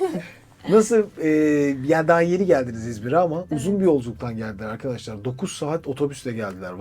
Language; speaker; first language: Turkish; native; Turkish